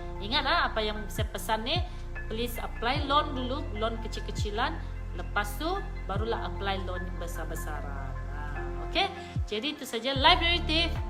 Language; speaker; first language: Malay; non-native, local second language; Iban